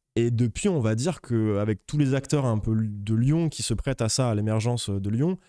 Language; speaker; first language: French; native; French